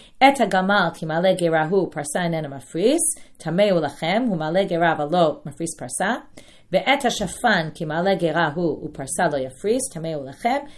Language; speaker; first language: Hebrew; non-native, fluent; English